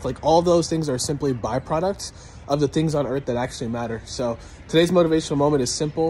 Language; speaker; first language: English; native; English